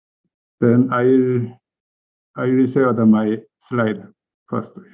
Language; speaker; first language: English; non-native, learner; Korean